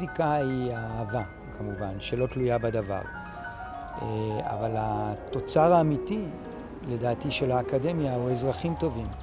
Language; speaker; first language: Hebrew; native; Hebrew